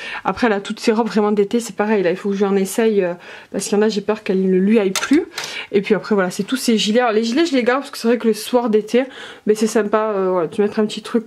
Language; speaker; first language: French; native; French